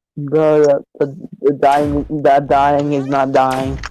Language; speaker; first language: English; native; English